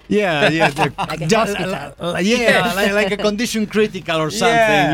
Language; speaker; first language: English; non-native, fluent; Spanish